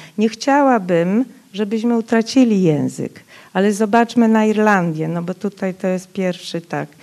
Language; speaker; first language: Polish; non-native, local second language; Rusyn